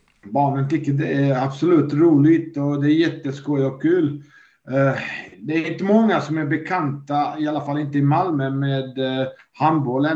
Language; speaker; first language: Swedish; non-native, fluent; Serbian